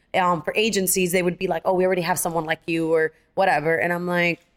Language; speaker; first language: English; early bilingual, other home language; Spanish